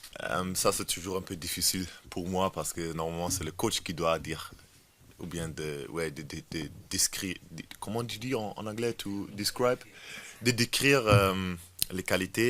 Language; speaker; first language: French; non-native, fluent; German